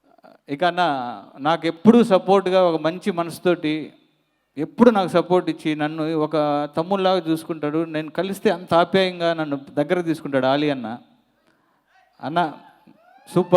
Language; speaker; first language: Telugu; native; Telugu